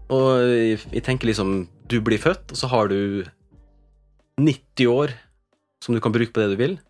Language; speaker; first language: Norwegian; native; Norwegian